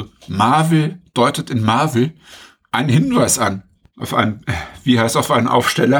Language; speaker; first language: German; native; German